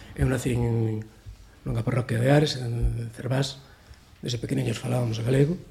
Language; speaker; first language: Galician; native; Galician